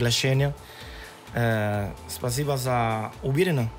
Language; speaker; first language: Russian; non-native, learner; Spanish